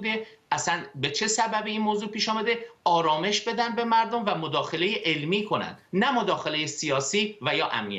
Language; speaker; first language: Persian; native; Persian